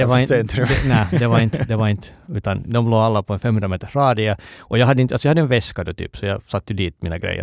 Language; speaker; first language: Swedish; native; Swedish